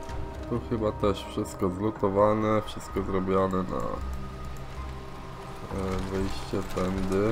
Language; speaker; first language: Polish; native; Polish